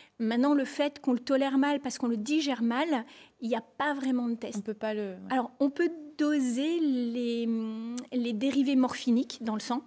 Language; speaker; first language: French; native; French